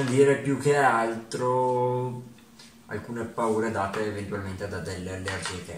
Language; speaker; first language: Italian; early bilingual, other home language; Ukrainian